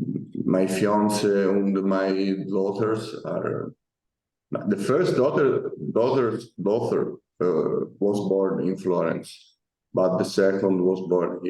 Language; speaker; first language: English; non-native, learner; Italian